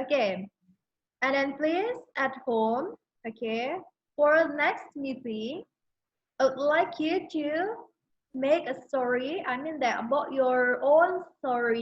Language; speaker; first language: English; non-native, fluent; Indonesian